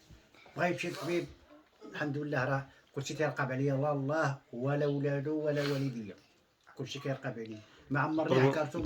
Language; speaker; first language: Arabic; native; Arabic